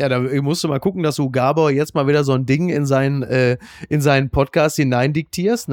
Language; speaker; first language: German; native; German